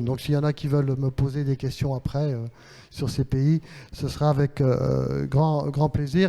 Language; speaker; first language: French; native; French